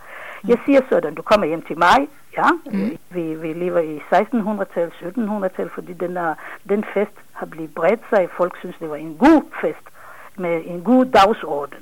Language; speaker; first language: Danish; non-native, fluent; Hebrew